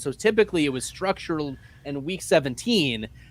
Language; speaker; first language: English; native; English